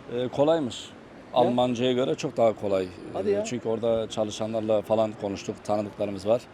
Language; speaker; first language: Turkish; native; Turkish